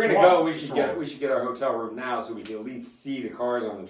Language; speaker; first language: English; native; English